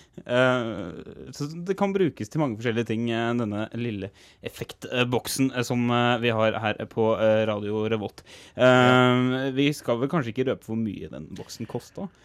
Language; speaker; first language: Norwegian; native; Norwegian